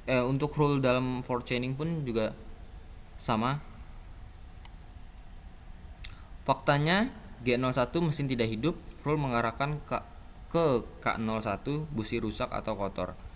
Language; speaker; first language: Indonesian; native; Indonesian